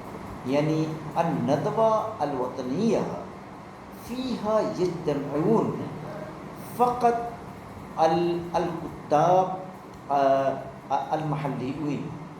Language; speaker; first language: Arabic; non-native, fluent; Urdu